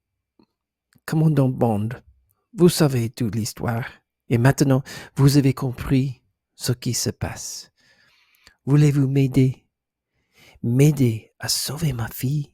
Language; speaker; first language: French; non-native, learner; English